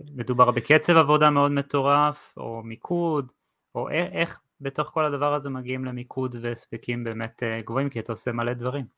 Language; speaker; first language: Hebrew; native; Hebrew